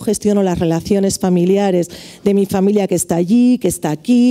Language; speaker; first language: Spanish; native; Spanish